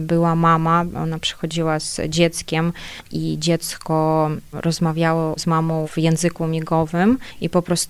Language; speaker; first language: Polish; non-native, fluent; Ukrainian